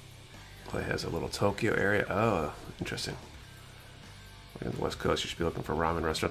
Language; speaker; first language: English; native; English